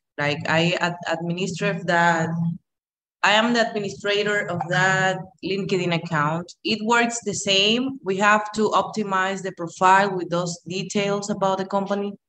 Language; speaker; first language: English; non-native, fluent; Spanish